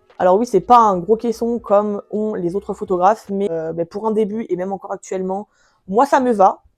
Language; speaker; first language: French; early bilingual, other home language; Portuguese